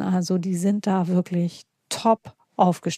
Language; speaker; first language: German; native; German